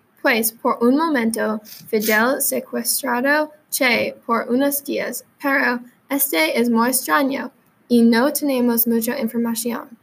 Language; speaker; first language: Spanish; non-native, learner; English